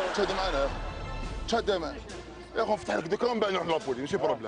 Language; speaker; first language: Arabic; native; Arabic